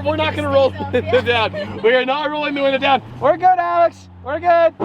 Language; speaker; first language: English; native; English